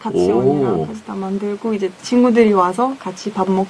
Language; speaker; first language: Korean; non-native, fluent; Russian